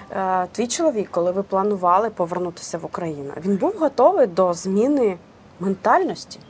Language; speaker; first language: Ukrainian; native; Ukrainian